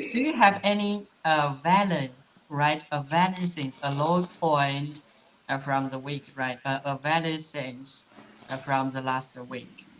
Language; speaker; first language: English; non-native, learner; Chinese